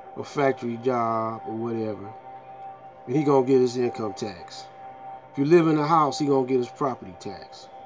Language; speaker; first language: English; native; English